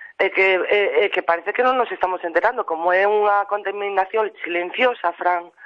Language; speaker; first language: Galician; native; Galician